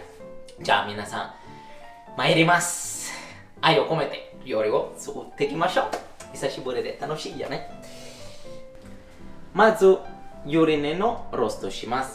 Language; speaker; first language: Japanese; non-native, fluent; Italian